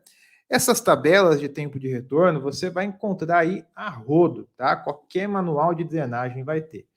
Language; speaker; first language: Portuguese; native; Portuguese